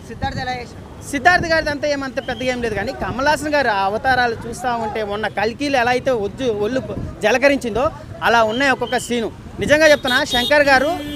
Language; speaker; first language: Telugu; native; Telugu